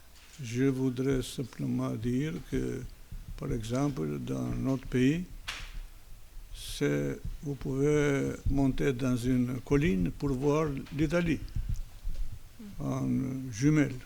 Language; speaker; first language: French; non-native, fluent; Albanian